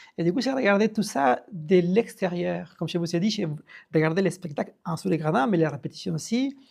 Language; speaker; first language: French; non-native, fluent; Spanish